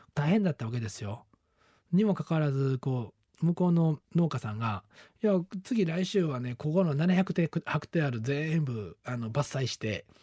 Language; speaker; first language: Japanese; native; Japanese